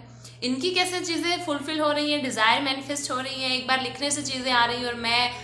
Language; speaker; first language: Hindi; native; Hindi